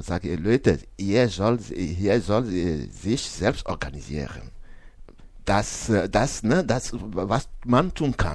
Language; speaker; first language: German; non-native, learner; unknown